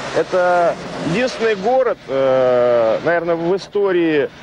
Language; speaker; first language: Russian; native; Russian